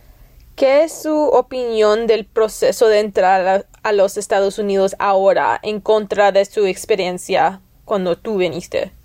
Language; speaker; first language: Spanish; early bilingual, heritage; English